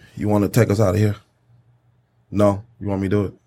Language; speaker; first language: English; native; English